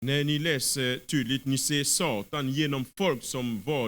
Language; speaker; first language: Swedish; non-native, fluent; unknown